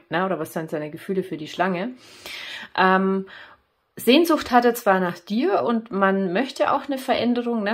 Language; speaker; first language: German; native; German